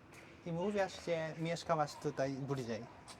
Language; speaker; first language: Polish; non-native, learner; Japanese